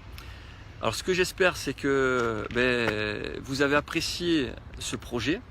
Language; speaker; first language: French; native; French